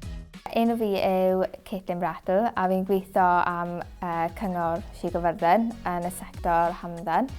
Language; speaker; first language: Welsh; native; Welsh